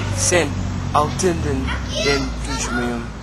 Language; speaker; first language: Turkish; non-native, learner; Xhosa